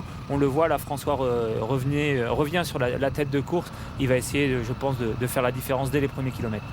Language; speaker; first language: French; native; French